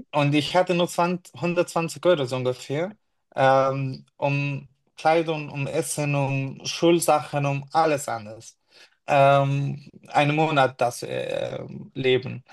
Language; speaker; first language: German; non-native, fluent; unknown